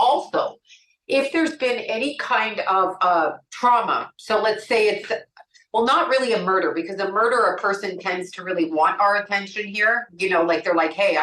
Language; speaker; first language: English; native; English